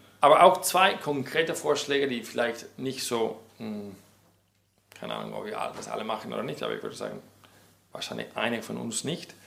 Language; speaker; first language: German; non-native, fluent; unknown